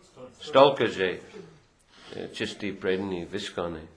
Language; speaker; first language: Russian; non-native, fluent; English